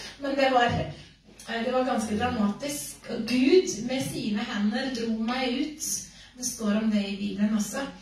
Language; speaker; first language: Norwegian; native; Norwegian